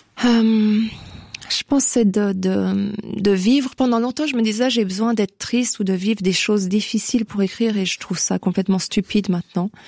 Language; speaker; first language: French; native; French